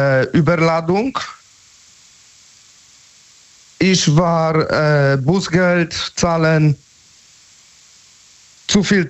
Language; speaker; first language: German; non-native, learner; Polish